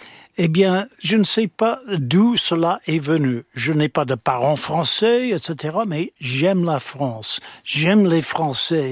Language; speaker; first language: French; non-native, fluent; English